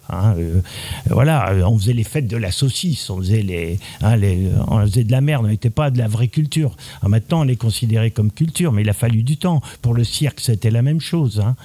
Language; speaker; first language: French; native; French